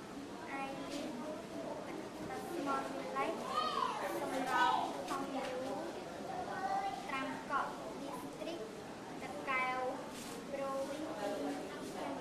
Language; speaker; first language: English; non-native, learner; Khmer